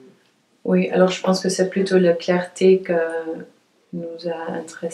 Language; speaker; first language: French; non-native, fluent; Dutch